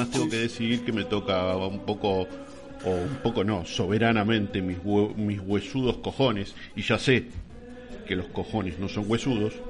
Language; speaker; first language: Spanish; native; Spanish